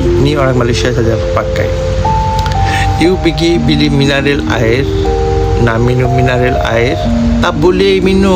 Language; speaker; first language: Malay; non-native, learner; Bangla